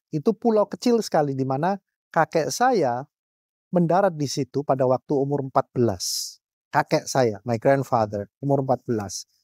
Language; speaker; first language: Indonesian; native; Indonesian